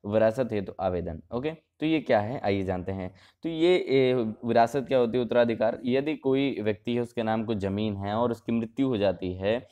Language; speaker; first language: Hindi; native; Hindi